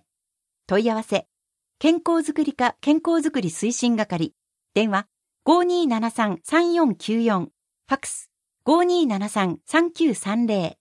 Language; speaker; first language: Japanese; native; Japanese